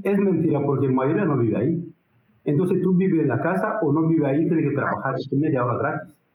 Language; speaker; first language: Spanish; non-native, learner; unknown